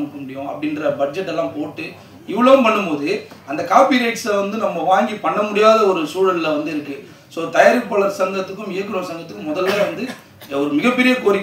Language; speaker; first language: Tamil; native; Tamil